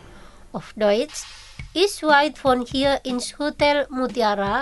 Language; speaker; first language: German; non-native, fluent; Indonesian